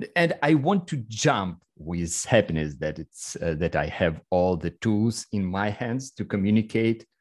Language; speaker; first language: English; non-native, learner; Russian